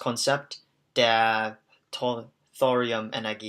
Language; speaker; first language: German; non-native, learner; English